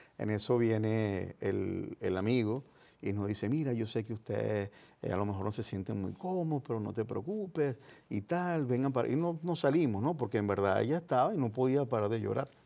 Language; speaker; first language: Spanish; native; Spanish